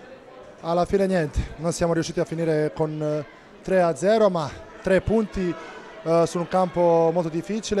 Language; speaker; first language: Italian; non-native, fluent; Serbian